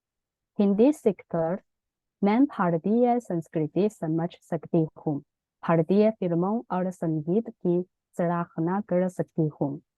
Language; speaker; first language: Hindi; non-native, learner; Chinese